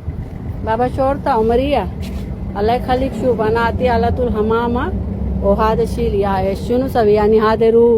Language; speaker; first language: Arabic; non-native, learner; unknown